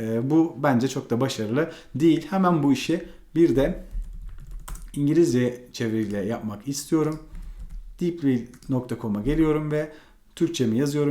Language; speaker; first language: Turkish; native; Turkish